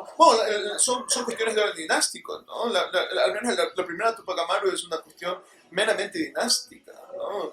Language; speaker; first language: Spanish; native; Spanish